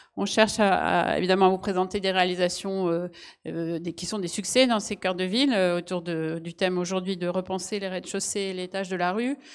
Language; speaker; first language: French; native; French